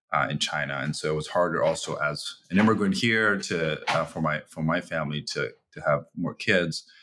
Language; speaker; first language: English; early bilingual, other home language; Chinese